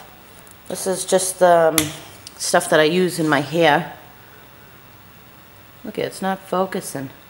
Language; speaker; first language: English; native; English